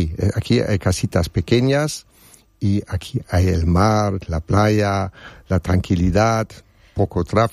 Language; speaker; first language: Spanish; non-native, fluent; German